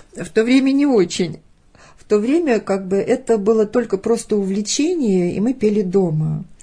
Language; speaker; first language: Russian; native; Russian